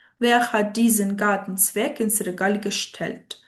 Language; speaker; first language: German; non-native, fluent; Ukrainian